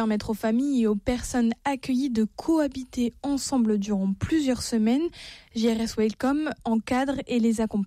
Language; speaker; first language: French; native; French